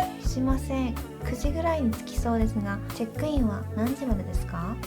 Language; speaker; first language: Japanese; non-native, fluent; Korean